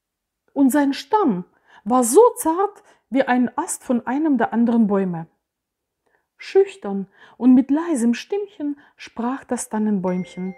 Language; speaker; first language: German; native; German